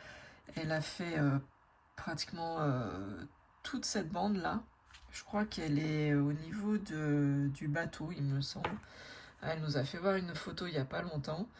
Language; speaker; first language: French; native; French